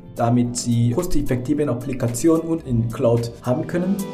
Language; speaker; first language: German; non-native, fluent; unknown